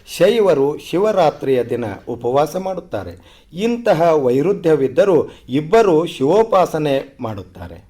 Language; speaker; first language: Kannada; native; Kannada